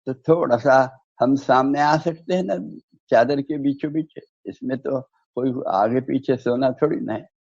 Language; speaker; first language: Hindi; non-native, local second language; Marathi